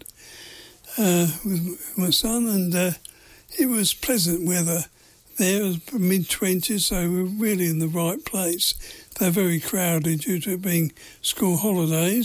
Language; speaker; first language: English; native; English